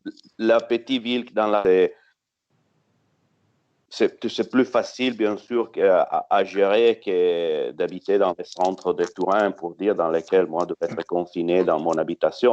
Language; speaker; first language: French; non-native, fluent; Italian